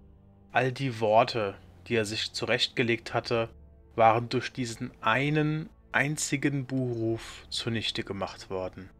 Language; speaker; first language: German; native; German